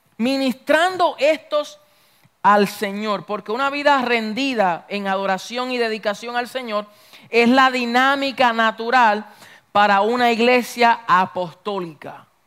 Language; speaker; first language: Spanish; early bilingual, heritage; Spanish